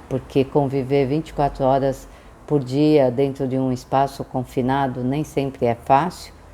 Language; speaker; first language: Portuguese; early bilingual, other home language; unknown